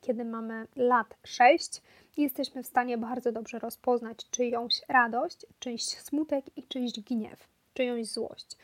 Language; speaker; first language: Polish; native; Polish